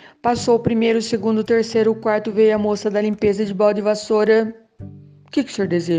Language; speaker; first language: Portuguese; native; Portuguese